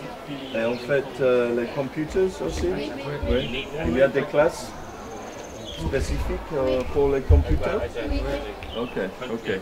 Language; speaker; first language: French; non-native, fluent; English